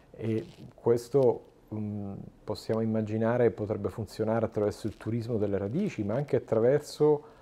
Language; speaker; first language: Italian; native; Italian